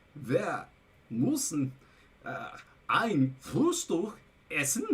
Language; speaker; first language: German; non-native, learner; English